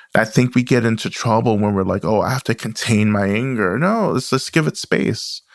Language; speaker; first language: English; native; English